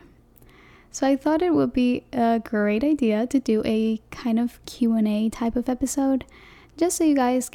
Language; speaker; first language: English; non-native, fluent; Spanish